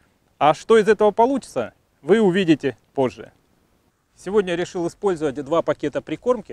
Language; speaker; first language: Russian; native; Russian